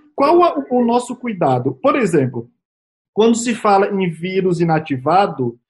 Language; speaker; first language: Portuguese; native; Portuguese